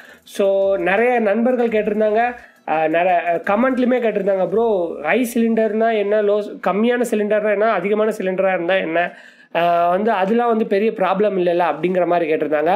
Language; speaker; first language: Tamil; native; Tamil